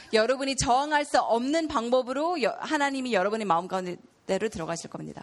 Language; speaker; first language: Korean; native; Korean